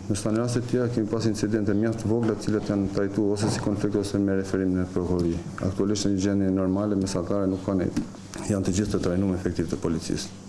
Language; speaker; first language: Albanian; native; Albanian